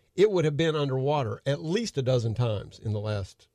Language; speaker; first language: English; native; English